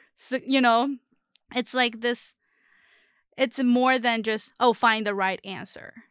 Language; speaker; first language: English; non-native, fluent; Chinese